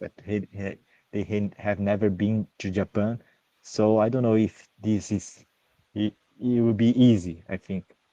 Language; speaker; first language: English; non-native, learner; Portuguese